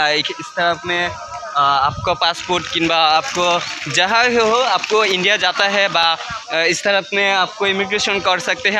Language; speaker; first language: Hindi; non-native, learner; Bangla